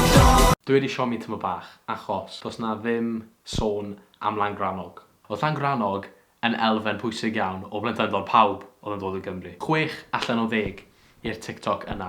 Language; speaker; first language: Welsh; native; Welsh